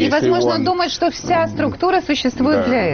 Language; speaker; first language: Russian; native; Russian